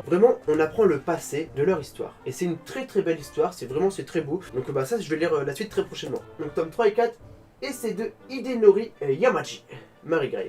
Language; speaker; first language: French; native; French